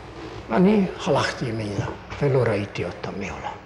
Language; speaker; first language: Hebrew; non-native, fluent; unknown